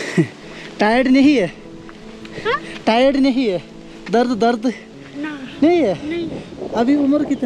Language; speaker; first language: Hindi; non-native, local second language; Malayalam